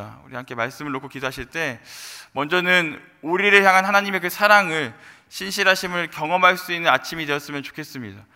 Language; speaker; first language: Korean; native; Korean